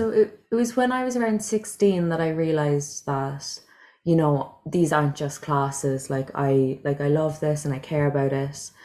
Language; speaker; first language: English; native; English